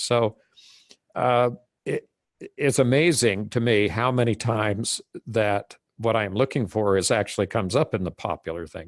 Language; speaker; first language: English; native; English